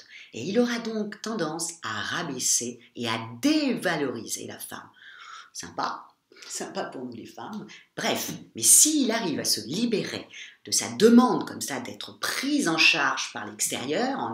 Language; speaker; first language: French; native; French